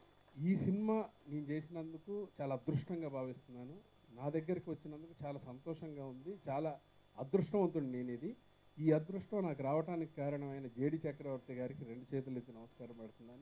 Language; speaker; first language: Telugu; native; Telugu